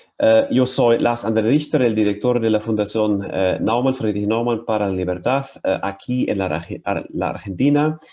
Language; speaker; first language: Spanish; non-native, fluent; German